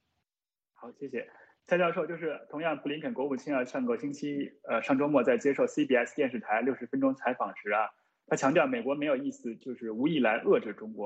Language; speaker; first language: Chinese; native; Chinese